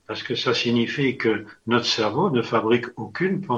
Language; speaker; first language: French; native; French